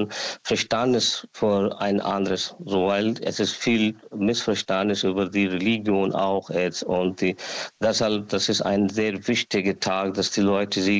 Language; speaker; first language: German; non-native, learner; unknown